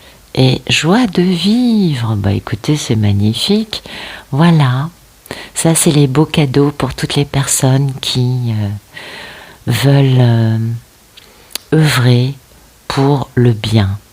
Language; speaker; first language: French; native; French